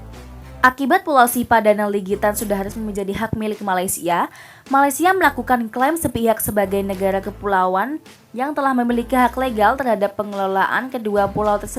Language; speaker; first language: Indonesian; native; Indonesian